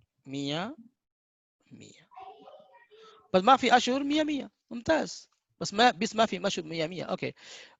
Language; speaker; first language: Arabic; non-native, fluent; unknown